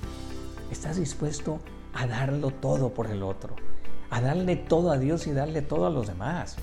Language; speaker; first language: Spanish; native; Spanish